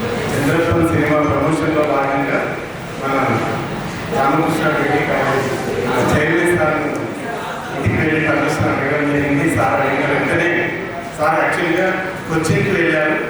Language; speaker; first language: Telugu; native; Telugu